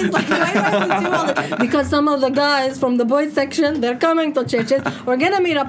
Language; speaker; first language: English; native; English